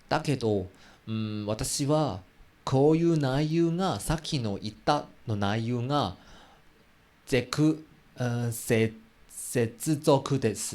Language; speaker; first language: Japanese; non-native, learner; Chinese